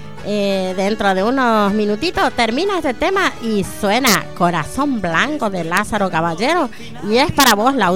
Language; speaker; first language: Spanish; native; Spanish